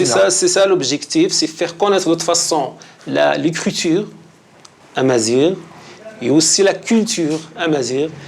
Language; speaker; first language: French; non-native, local second language; Berber languages